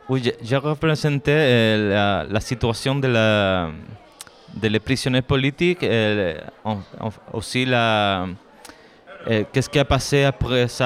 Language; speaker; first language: French; non-native, fluent; Spanish